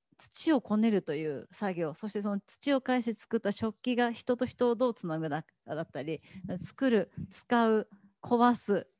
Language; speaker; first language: Japanese; native; Japanese